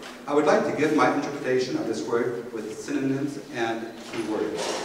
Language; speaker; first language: English; native; English